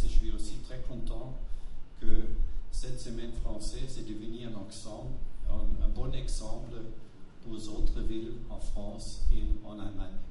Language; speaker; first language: French; non-native, fluent; German